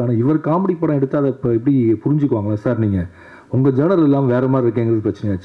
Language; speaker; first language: Tamil; native; Tamil